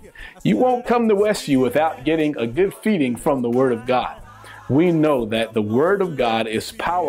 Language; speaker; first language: English; native; English